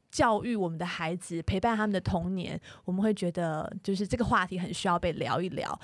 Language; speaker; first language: Chinese; native; Chinese